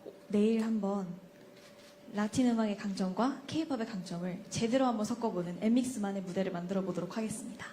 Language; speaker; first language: Korean; native; Korean